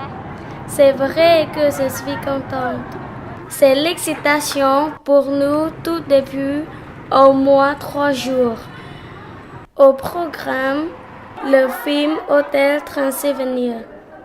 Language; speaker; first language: French; non-native, learner; Khmer